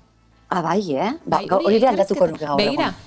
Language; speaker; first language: Basque; native; Basque